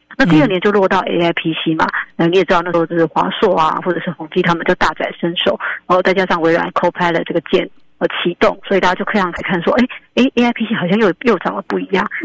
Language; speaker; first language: Chinese; native; Chinese